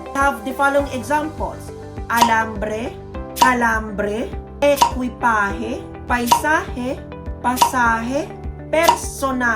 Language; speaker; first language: Spanish; non-native, learner; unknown